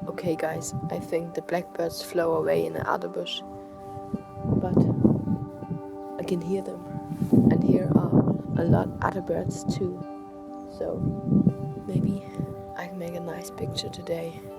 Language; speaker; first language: English; non-native, learner; German